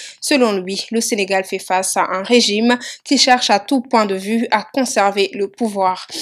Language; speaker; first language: French; non-native, local second language; Wolof